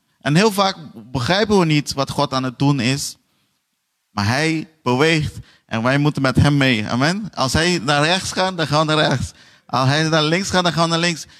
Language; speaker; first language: Dutch; non-native, fluent; Portuguese